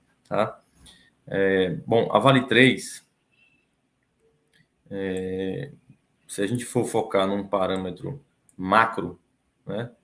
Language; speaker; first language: Portuguese; native; Portuguese